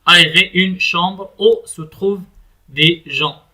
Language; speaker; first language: French; non-native, local second language; Arabic